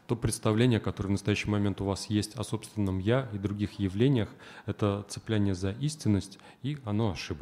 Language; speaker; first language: Russian; native; Russian